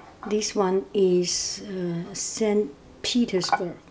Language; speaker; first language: English; non-native, fluent; Chinese